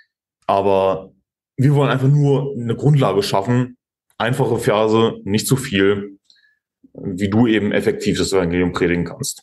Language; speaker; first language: German; native; German